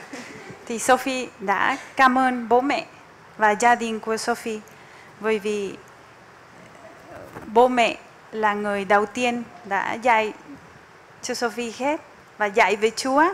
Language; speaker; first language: Vietnamese; non-native, fluent; Spanish